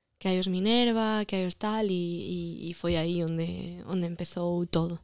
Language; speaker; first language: Galician; native; Galician